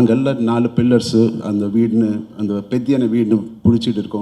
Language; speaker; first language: Tamil; non-native, learner; Telugu